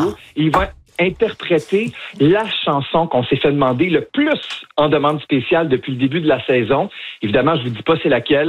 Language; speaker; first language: French; native; French